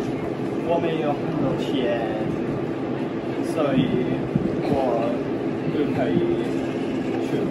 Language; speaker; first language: Chinese; non-native, learner; English